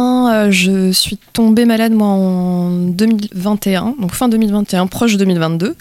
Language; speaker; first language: French; native; French